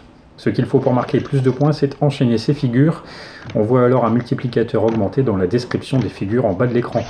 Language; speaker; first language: French; native; French